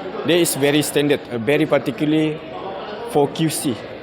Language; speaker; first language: English; non-native, local second language; Malay